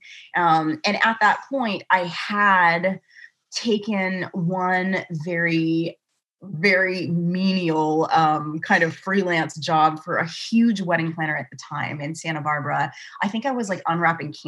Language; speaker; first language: English; native; English